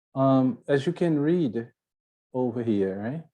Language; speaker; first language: English; non-native, fluent; Portuguese